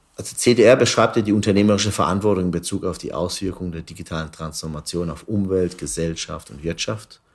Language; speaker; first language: German; early bilingual, other home language; Turkish